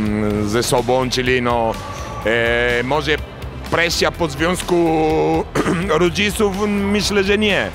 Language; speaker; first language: Polish; non-native, learner; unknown